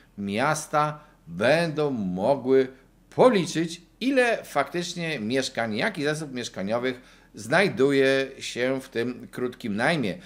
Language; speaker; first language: Polish; native; Polish